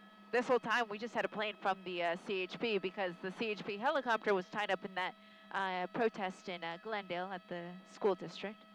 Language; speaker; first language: English; early bilingual, other home language; Spanish